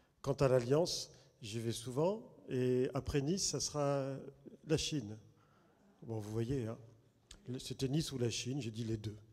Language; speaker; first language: French; native; French